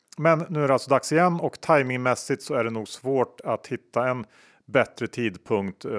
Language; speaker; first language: Swedish; native; Swedish